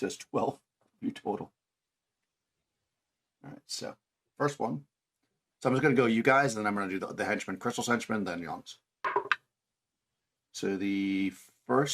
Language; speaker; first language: English; native; English